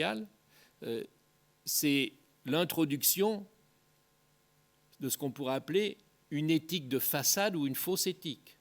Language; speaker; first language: French; native; French